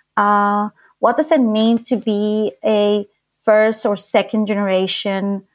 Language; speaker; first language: English; non-native, fluent; Spanish